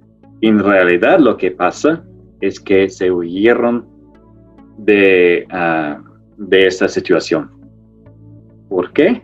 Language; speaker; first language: Spanish; non-native, fluent; English